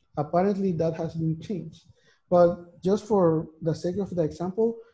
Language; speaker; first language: English; non-native, fluent; Spanish